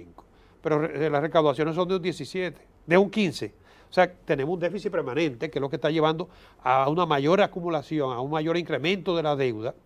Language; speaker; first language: Spanish; native; Spanish